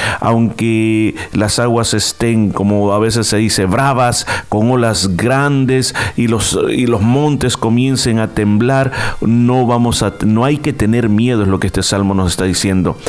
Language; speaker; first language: Spanish; native; Spanish